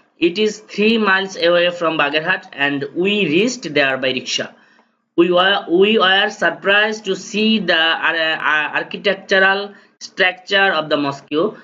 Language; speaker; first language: English; non-native, local second language; Bangla